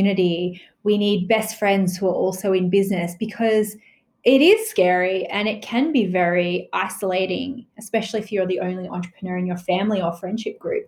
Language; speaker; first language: English; native; English